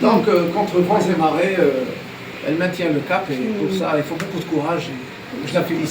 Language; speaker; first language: French; non-native, local second language; Arabic